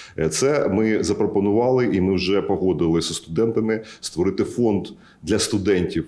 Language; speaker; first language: Ukrainian; native; Ukrainian